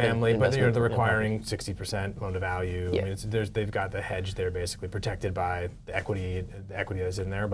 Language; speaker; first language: English; native; English